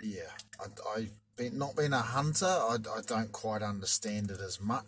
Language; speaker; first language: English; native; English